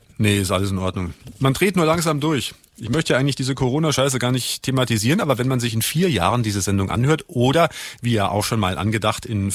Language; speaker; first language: German; native; German